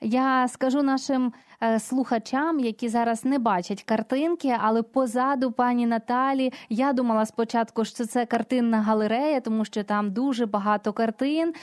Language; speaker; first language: Ukrainian; native; Ukrainian